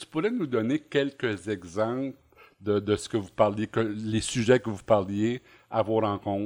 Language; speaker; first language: French; native; French